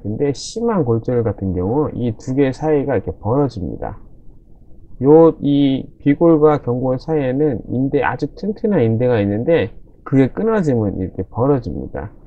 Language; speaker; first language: Korean; native; Korean